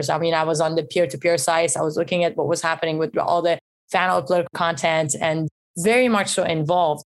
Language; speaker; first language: English; early bilingual, other home language; Persian